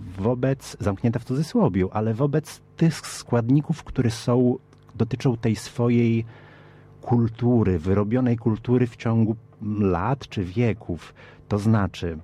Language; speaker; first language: Polish; early bilingual, heritage; Polish